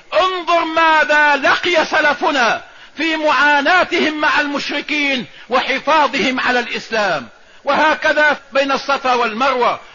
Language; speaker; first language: Arabic; native; Arabic